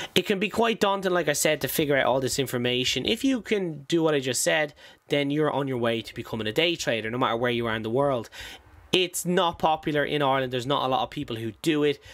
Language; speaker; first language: English; native; English